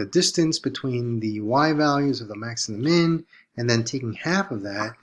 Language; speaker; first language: English; native; English